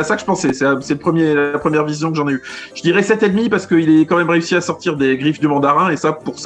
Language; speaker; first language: French; native; French